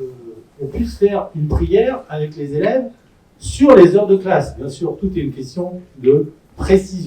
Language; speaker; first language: French; native; French